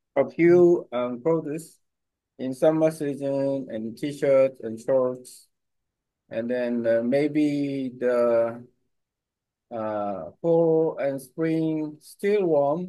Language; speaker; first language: English; non-native, learner; Korean